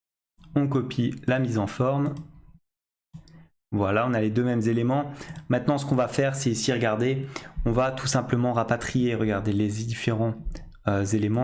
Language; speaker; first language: French; native; French